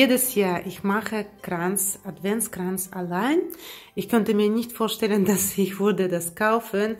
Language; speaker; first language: German; non-native, fluent; Russian